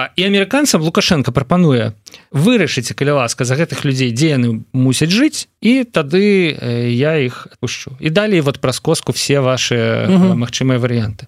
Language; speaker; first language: Belarusian; non-native, local second language; Russian